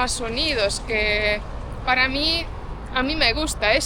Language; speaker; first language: Spanish; non-native, fluent; Estonian